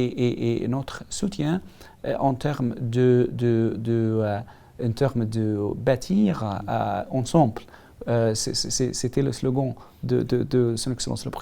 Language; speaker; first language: French; non-native, learner; Arabic